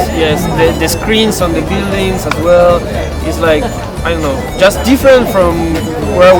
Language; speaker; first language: English; non-native, learner; Spanish